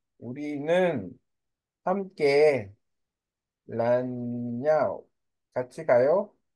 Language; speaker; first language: Korean; non-native, learner; Vietnamese